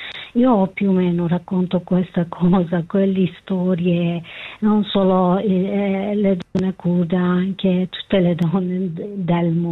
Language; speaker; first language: Italian; non-native, learner; Kurdish